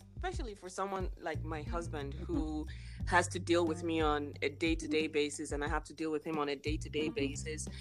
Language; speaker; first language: English; non-native, local second language; Igbo